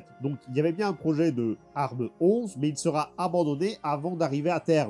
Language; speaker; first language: French; native; French